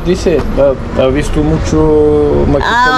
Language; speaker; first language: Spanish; non-native, learner; Filipino